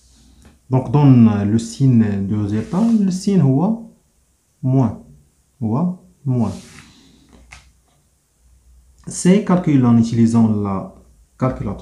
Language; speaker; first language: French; non-native, local second language; Arabic